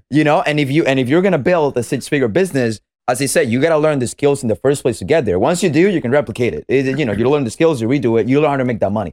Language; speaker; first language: English; non-native, fluent; Spanish